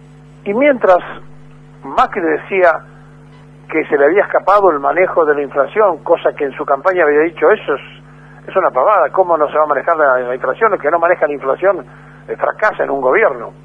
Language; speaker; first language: Spanish; native; Spanish